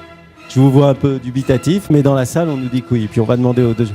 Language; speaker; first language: French; native; French